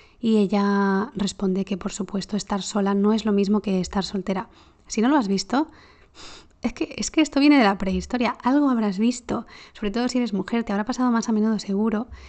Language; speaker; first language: Spanish; native; Spanish